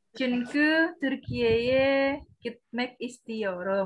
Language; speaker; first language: Turkish; non-native, learner; Indonesian